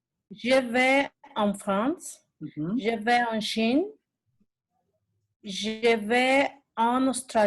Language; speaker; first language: French; non-native, learner; Spanish